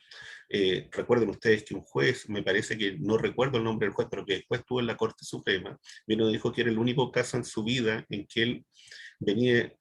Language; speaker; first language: Spanish; native; Spanish